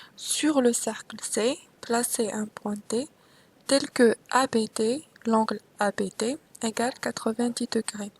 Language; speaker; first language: French; non-native, local second language; Arabic